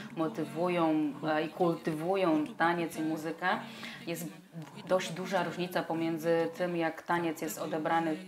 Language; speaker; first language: Polish; non-native, fluent; Portuguese